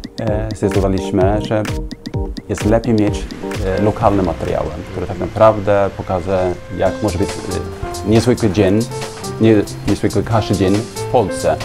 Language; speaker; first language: Polish; non-native, learner; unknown